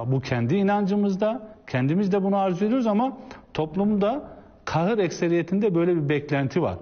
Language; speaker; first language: Turkish; native; Turkish